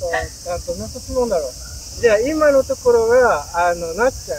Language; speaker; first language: Japanese; non-native, fluent; Indonesian